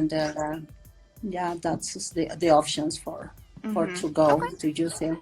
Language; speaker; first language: English; non-native, fluent; Spanish